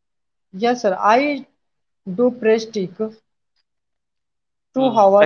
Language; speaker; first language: English; non-native, learner; Hindi